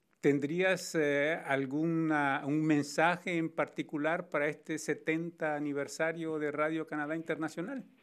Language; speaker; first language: Spanish; native; Spanish